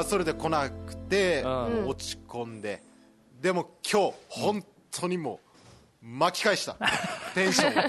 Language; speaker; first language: Japanese; native; Japanese